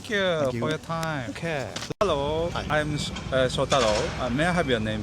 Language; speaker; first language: English; non-native, learner; Japanese